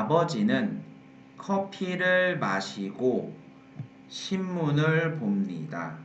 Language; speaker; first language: Korean; non-native, fluent; Vietnamese